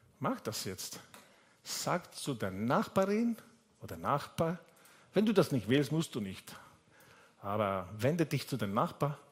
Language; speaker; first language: German; non-native, fluent; Italian